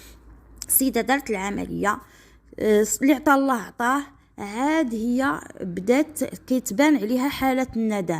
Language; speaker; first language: Arabic; native; Arabic